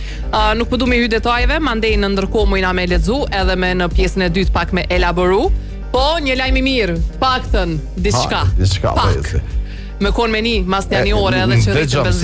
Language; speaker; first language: Albanian; native; Albanian